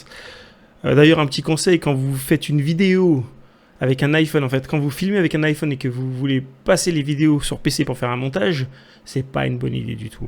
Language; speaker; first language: French; native; French